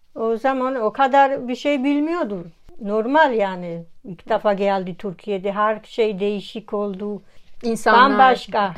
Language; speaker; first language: Turkish; non-native, learner; Georgian